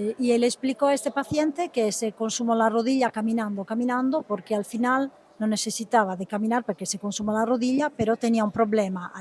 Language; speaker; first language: Spanish; non-native, fluent; Italian